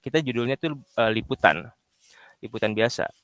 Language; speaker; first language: Indonesian; native; Indonesian